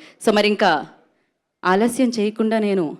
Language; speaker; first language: Telugu; native; Telugu